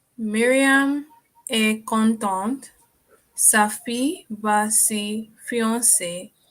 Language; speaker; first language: French; non-native, learner; English